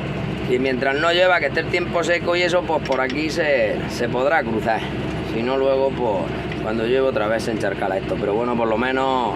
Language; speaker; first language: Spanish; native; Spanish